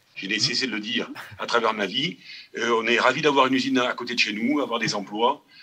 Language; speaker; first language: French; native; French